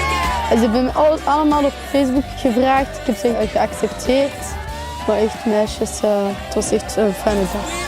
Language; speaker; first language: Dutch; non-native, local second language; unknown